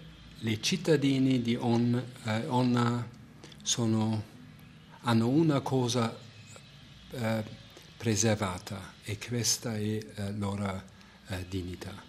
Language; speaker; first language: Italian; non-native, fluent; German